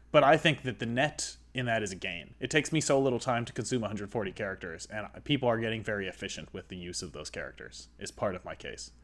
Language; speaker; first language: English; native; English